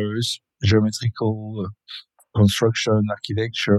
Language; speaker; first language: English; non-native, fluent; French